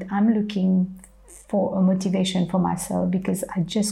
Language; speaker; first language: English; non-native, fluent; French